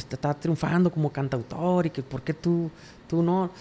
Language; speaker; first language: Spanish; native; Spanish